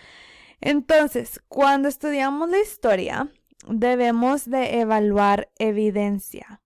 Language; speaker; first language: Spanish; early bilingual, other home language; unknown